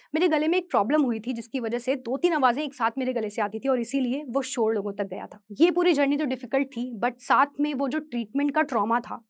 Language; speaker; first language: Hindi; native; Hindi